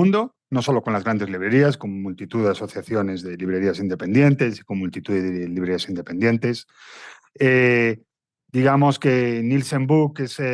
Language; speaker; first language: Spanish; native; Spanish